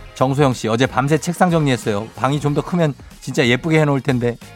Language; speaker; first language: Korean; native; Korean